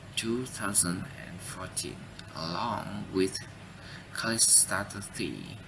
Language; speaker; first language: English; non-native, learner; Vietnamese